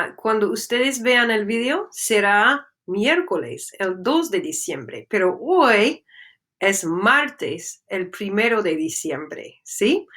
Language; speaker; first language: Spanish; non-native, fluent; English